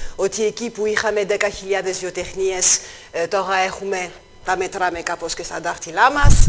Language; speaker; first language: Greek; non-native, fluent; French